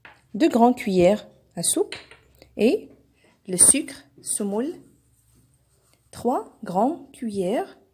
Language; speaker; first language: French; non-native, local second language; Arabic